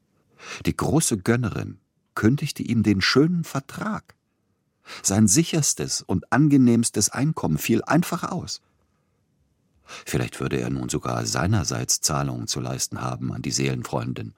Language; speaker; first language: German; native; German